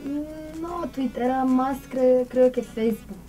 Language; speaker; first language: Spanish; non-native, learner; Romanian